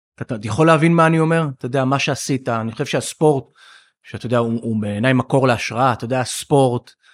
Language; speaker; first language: Hebrew; native; Hebrew